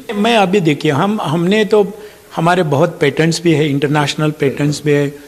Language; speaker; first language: Hindi; non-native, local second language; Marathi